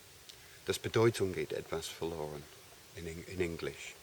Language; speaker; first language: German; non-native, fluent; English